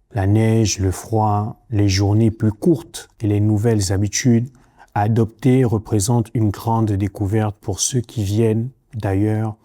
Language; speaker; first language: French; native; French